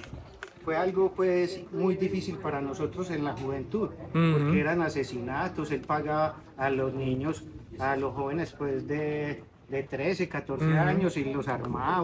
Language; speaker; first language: Spanish; native; Spanish